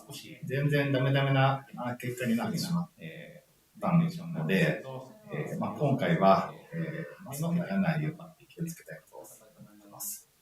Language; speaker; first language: Japanese; native; Japanese